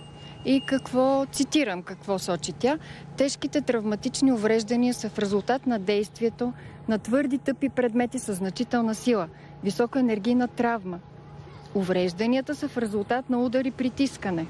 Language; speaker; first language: Bulgarian; native; Bulgarian